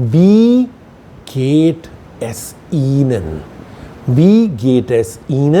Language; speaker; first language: German; non-native, fluent; Hindi